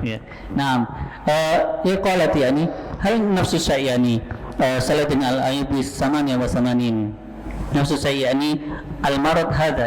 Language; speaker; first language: Arabic; non-native, learner; Indonesian